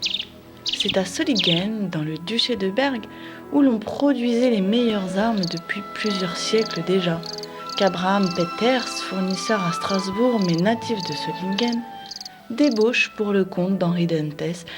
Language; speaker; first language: French; native; French